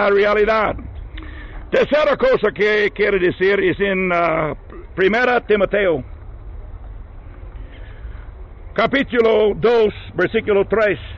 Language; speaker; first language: Spanish; non-native, learner; English